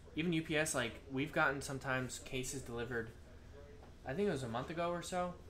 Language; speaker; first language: English; native; English